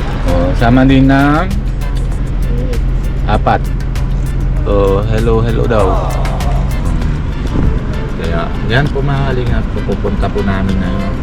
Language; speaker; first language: Filipino; non-native, learner; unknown